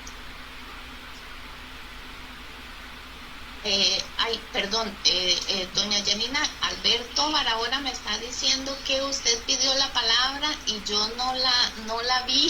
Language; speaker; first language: Spanish; native; Spanish